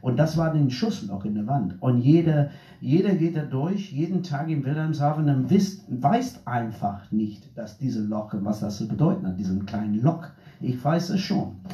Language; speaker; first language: German; non-native, fluent; English